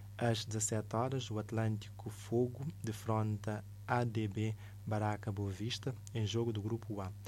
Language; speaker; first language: Portuguese; non-native, local second language; Kabuverdianu